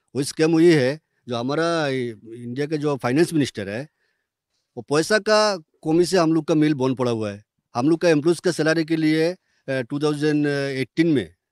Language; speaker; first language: Hindi; non-native, local second language; Bangla